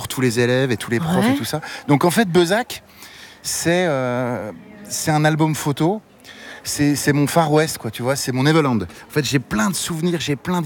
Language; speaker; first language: French; native; French